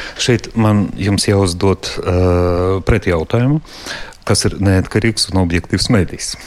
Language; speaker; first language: Latvian; non-native, local second language; Russian